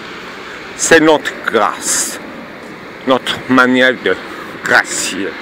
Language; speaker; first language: French; non-native, fluent; Turkish